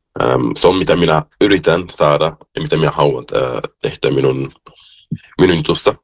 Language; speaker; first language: Finnish; early bilingual, heritage; German